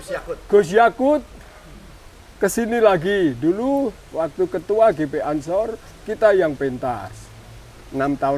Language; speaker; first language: Indonesian; non-native, local second language; Javanese